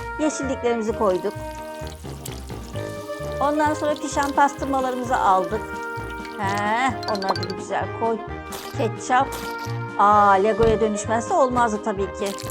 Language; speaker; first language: Turkish; native; Turkish